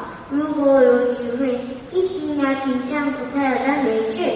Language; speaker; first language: Chinese; non-native, learner; Korean